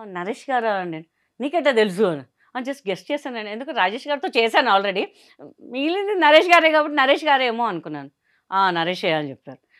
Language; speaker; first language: Telugu; non-native, local second language; Hindi